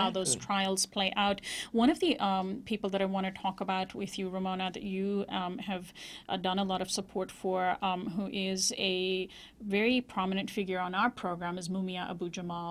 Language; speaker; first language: English; native; English